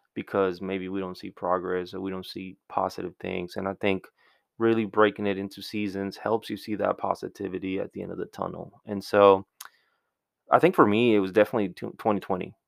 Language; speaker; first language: English; early bilingual, other home language; Spanish